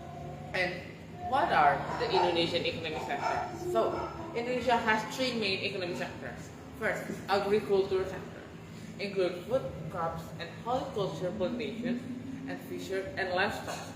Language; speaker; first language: English; non-native, learner; Indonesian